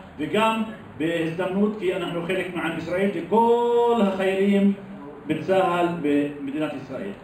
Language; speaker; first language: Hebrew; non-native, local second language; Arabic